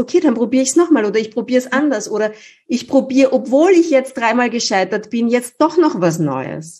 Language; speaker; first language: German; native; German